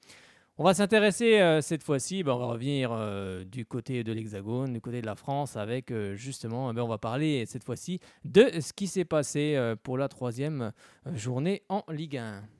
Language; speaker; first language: French; native; French